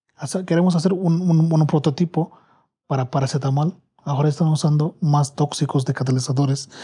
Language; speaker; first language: Spanish; non-native, learner; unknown